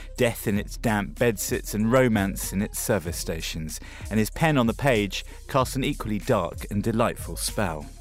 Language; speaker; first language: English; native; English